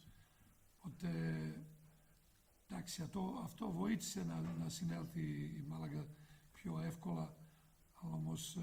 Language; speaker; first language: Greek; non-native, fluent; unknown